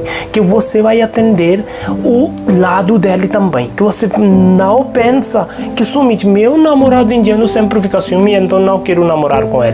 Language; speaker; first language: Portuguese; non-native, local second language; Hindi